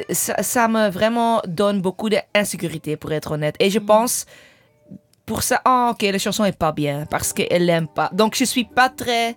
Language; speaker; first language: French; non-native, learner; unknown